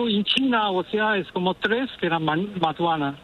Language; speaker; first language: Spanish; non-native, learner; Chinese